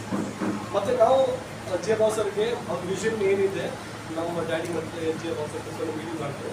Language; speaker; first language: Kannada; non-native, local second language; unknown